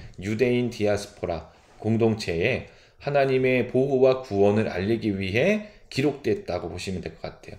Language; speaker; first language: Korean; native; Korean